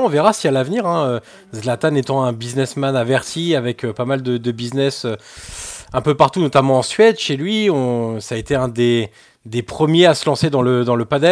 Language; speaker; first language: French; native; French